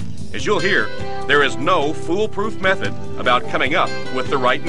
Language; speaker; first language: English; native; English